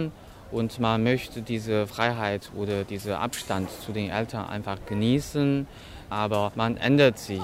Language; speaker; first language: German; non-native, fluent; Chinese